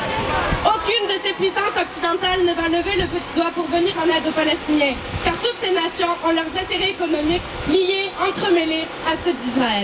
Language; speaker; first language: French; native; French